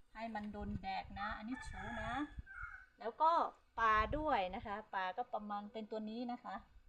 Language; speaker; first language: Thai; non-native, local second language; Hmong